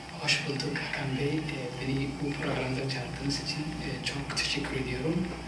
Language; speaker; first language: Turkish; non-native, fluent; Somali